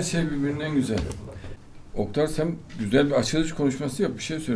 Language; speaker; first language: Turkish; native; Turkish